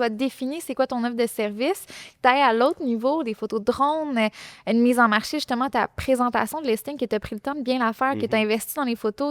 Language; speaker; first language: French; native; French